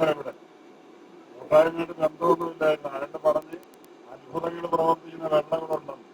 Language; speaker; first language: Malayalam; native; Malayalam